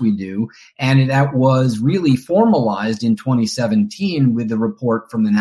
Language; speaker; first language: English; native; English